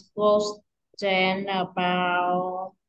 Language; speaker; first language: English; non-native, learner; Vietnamese